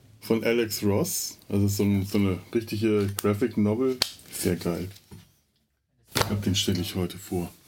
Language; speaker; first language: German; native; German